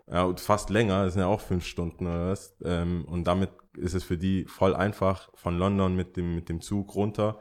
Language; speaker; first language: German; early bilingual, other home language; English